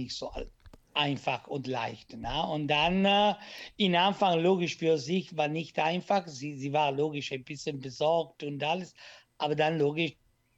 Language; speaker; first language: German; non-native, learner; Italian